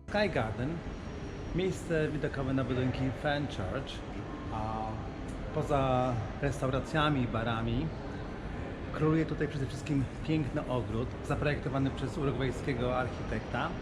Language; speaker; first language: Polish; native; Polish